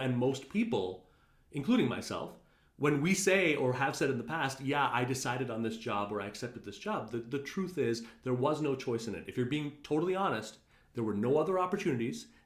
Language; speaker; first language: English; native; English